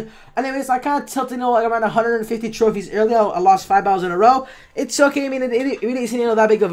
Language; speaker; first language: English; native; English